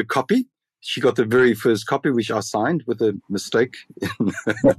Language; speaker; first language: English; native; English